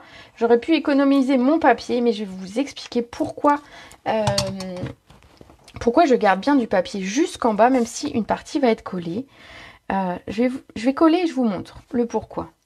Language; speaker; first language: French; native; French